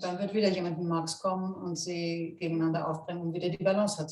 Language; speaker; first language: German; native; German